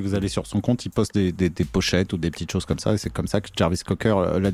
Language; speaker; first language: French; native; French